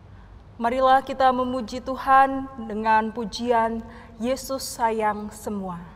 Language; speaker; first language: Indonesian; native; Indonesian